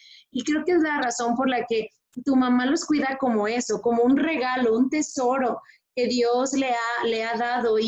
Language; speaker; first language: Spanish; native; Spanish